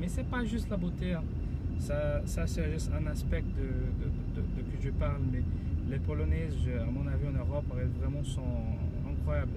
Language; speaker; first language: French; non-native, fluent; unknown